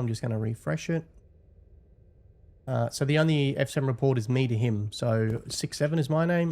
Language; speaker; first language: English; native; English